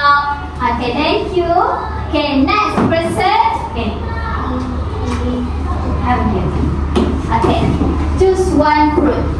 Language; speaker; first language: English; non-native, local second language; Malay